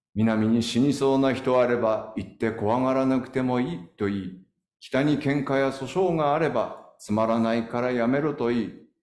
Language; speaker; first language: Japanese; native; Japanese